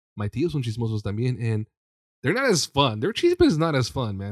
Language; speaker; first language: English; early bilingual, other home language; Spanish